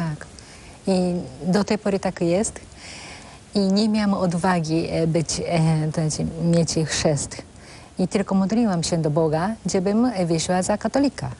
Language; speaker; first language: Polish; non-native, fluent; Japanese